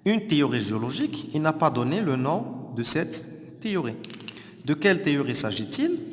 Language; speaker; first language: French; non-native, local second language; Arabic